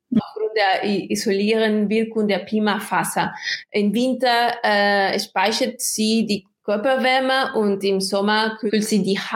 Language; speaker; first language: German; non-native, fluent; Spanish